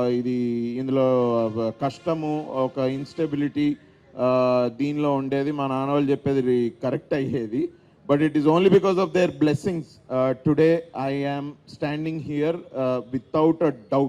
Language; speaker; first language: Telugu; native; Telugu